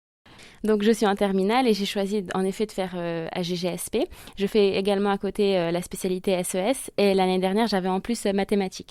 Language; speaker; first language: French; native; French